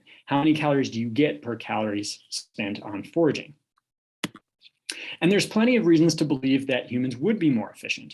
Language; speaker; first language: English; native; English